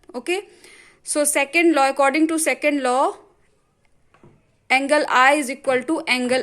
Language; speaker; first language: English; non-native, local second language; Hindi